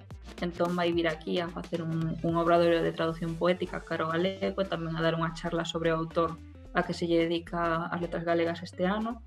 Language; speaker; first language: Galician; non-native, local second language; Spanish